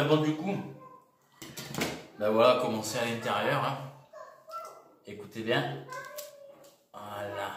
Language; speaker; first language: French; native; French